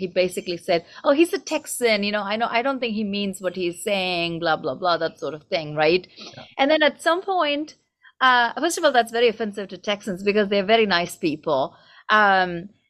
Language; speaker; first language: English; non-native, local second language; Tamil